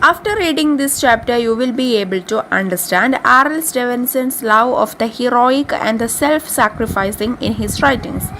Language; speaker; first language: English; non-native, local second language; Malayalam